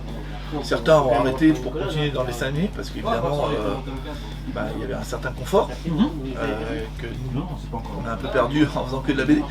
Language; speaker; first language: French; native; French